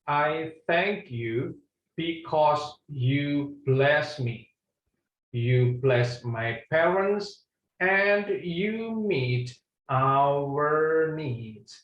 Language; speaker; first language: English; non-native, fluent; Indonesian